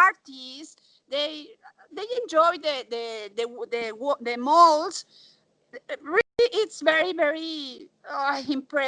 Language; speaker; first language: English; non-native, learner; Spanish